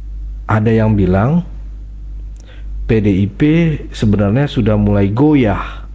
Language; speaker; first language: Indonesian; native; Indonesian